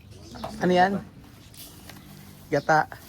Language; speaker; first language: Filipino; non-native, local second language; Bikol